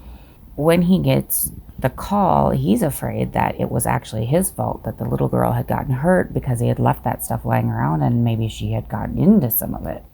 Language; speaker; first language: English; native; English